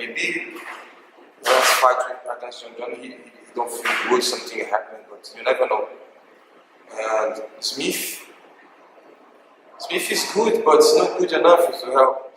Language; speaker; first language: English; non-native, learner; Portuguese